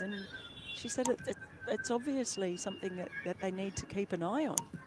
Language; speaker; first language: English; native; English